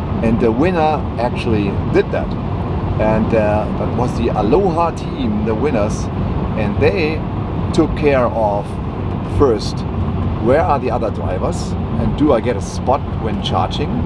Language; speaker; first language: English; non-native, fluent; German